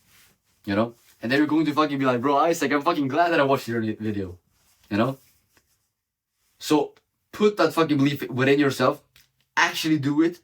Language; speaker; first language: English; non-native, fluent; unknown